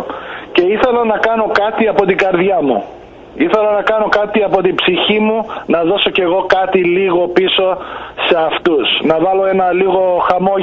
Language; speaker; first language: Greek; early bilingual, heritage; Greek